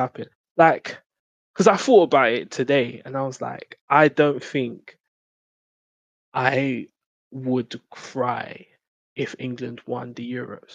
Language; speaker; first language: English; native; English